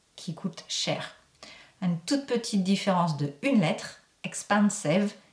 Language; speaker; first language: French; native; French